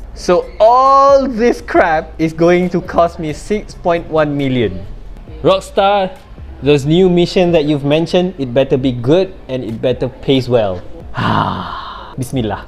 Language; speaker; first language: English; non-native, local second language; Malay